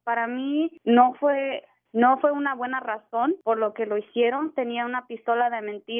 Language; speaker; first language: Spanish; early bilingual, heritage; Spanish